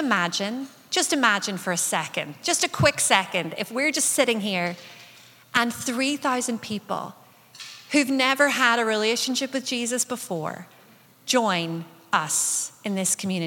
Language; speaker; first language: English; native; English